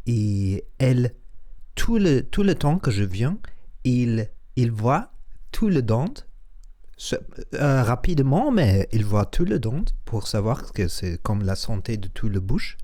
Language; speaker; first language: French; non-native, learner; Spanish